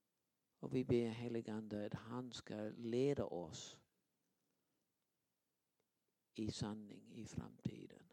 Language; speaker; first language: Swedish; non-native, fluent; English